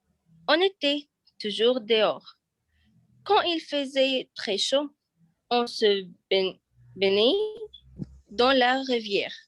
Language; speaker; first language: French; non-native, learner; Arabic